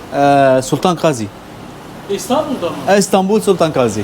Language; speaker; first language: Turkish; non-native, learner; Arabic